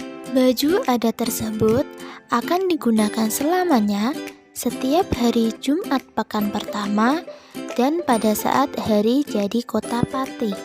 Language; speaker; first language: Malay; non-native, local second language; Javanese